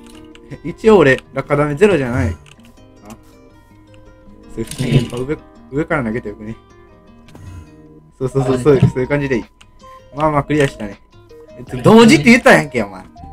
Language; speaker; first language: Japanese; native; Japanese